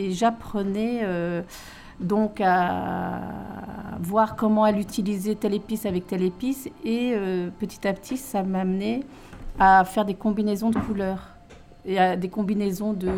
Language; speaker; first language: French; non-native, local second language; Arabic